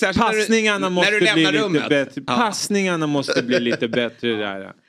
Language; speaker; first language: Swedish; early bilingual, other home language; Greek